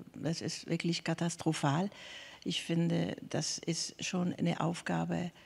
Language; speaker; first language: German; non-native, fluent; Persian